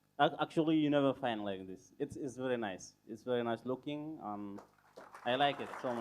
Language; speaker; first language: English; non-native, fluent; Arabic